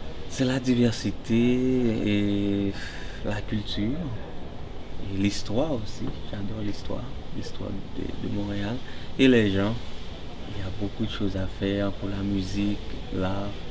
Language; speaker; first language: French; non-native, local second language; Haitian Creole